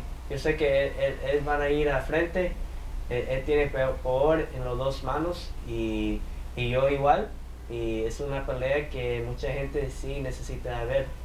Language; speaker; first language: Spanish; early bilingual, heritage; English